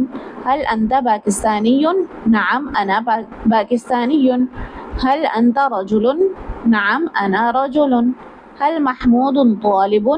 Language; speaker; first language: Arabic; non-native, fluent; Urdu